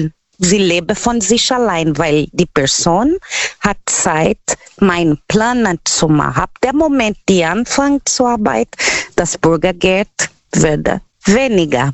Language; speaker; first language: German; non-native, fluent; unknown